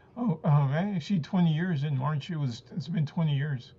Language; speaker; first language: English; early bilingual, other home language; Spanish